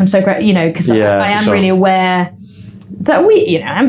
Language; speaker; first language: English; native; English